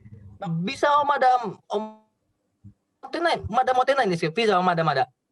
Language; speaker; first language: Japanese; non-native, learner; Indonesian